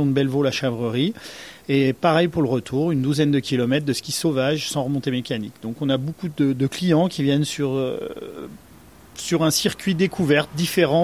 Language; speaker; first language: French; native; French